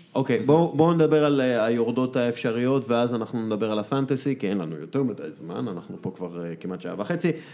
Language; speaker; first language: Hebrew; native; Hebrew